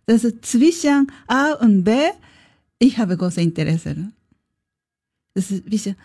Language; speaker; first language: German; non-native, learner; Japanese